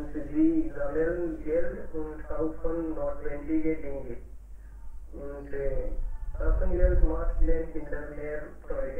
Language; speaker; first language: German; non-native, learner; Hindi